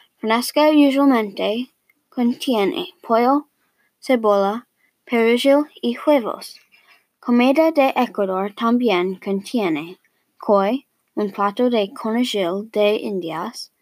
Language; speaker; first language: Spanish; non-native, learner; English